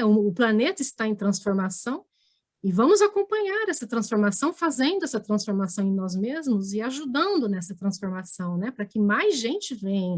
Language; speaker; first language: Portuguese; native; Portuguese